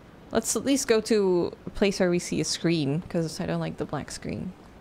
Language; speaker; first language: English; non-native, fluent; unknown